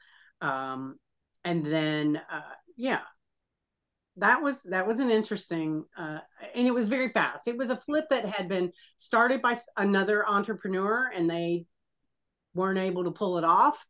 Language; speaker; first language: English; native; English